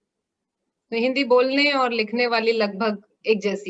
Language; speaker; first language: Hindi; native; Hindi